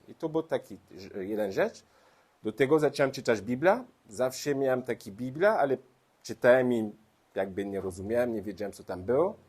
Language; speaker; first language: Polish; non-native, learner; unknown